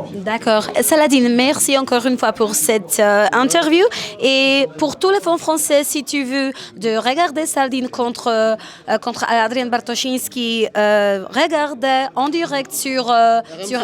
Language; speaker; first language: French; non-native, learner; Polish